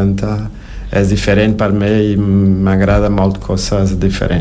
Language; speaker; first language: Catalan; non-native, learner; Portuguese